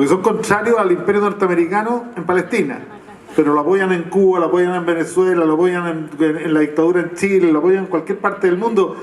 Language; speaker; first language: Spanish; native; Spanish